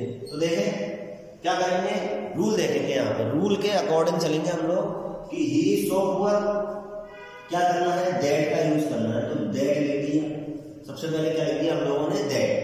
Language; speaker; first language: Hindi; native; Hindi